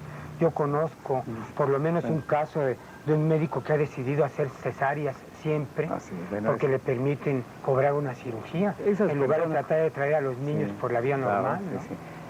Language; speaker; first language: Spanish; native; Spanish